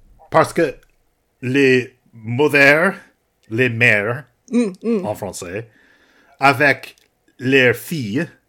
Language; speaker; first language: French; non-native, learner; English